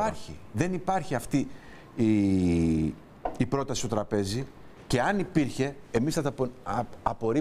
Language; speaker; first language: Greek; native; Greek